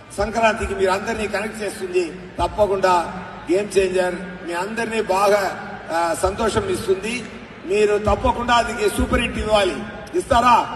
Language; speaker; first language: Telugu; non-native, fluent; Tamil